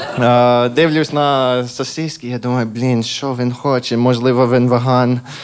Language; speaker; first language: Ukrainian; non-native, fluent; English